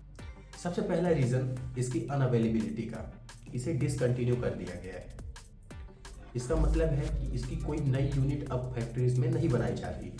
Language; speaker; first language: Hindi; native; Hindi